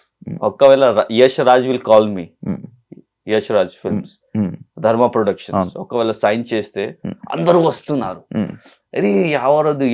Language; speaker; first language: Telugu; non-native, learner; Hindi